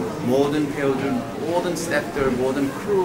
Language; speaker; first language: Korean; early bilingual, heritage; English